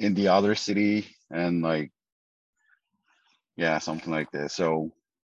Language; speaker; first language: English; non-native, fluent; Korean